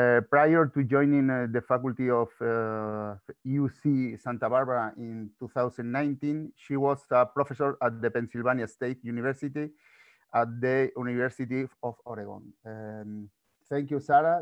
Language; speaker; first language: English; non-native, learner; Spanish